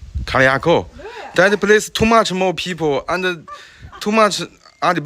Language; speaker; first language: English; non-native, learner; Chinese